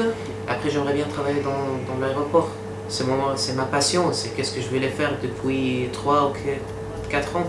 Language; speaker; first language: French; non-native, fluent; Arabic